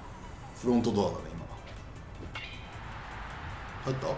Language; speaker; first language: Japanese; native; Japanese